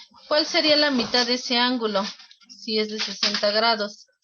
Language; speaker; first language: Spanish; native; Spanish